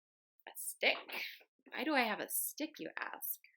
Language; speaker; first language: English; native; English